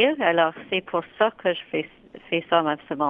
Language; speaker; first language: French; non-native, local second language; English